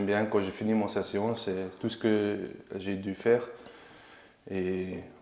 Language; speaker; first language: French; non-native, learner; Dutch